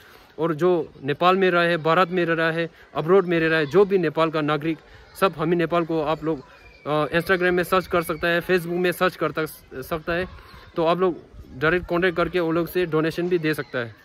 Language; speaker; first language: Hindi; non-native, fluent; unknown